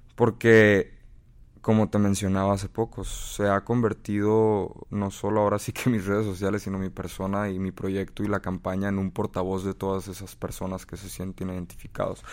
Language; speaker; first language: Spanish; native; Spanish